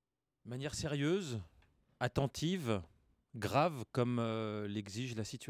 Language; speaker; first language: French; native; French